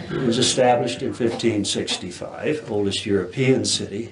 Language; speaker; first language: English; native; English